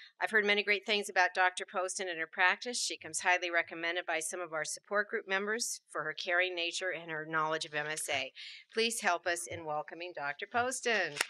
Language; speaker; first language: English; native; English